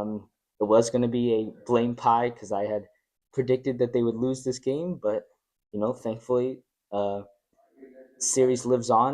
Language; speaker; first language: English; native; English